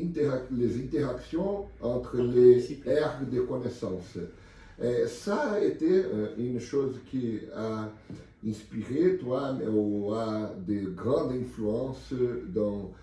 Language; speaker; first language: French; non-native, learner; Portuguese